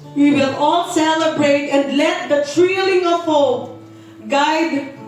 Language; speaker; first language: English; non-native, local second language; Filipino